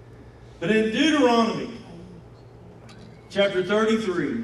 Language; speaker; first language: English; native; English